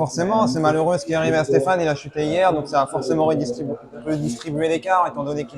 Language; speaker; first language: French; native; French